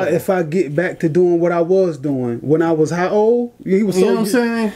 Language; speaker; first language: English; native; English